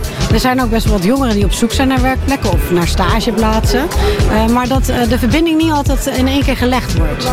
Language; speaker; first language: Dutch; native; Dutch